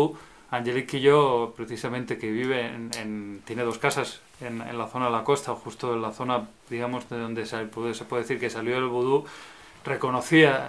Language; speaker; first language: Spanish; native; Spanish